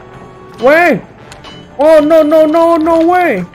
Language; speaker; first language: English; non-native, learner; Indonesian